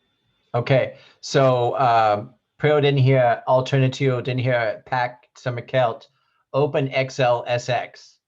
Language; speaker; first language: Danish; non-native, fluent; English